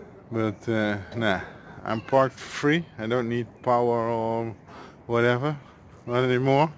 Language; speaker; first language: English; non-native, fluent; Dutch